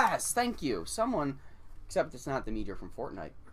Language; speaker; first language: English; native; English